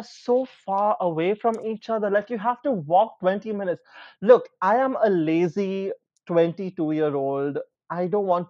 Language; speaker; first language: English; non-native, local second language; Hindi